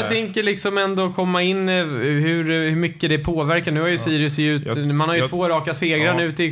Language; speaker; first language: Swedish; native; Swedish